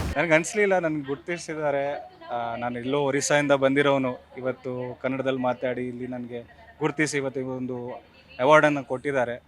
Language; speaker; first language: Kannada; non-native, fluent; Odia